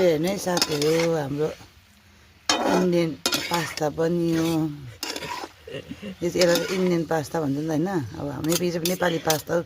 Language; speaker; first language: Nepali; native; Nepali